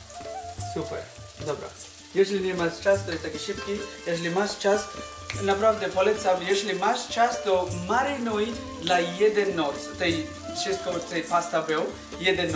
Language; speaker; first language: Polish; non-native, learner; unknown